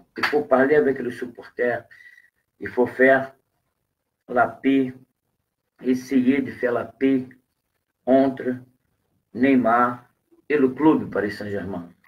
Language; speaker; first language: French; non-native, fluent; Portuguese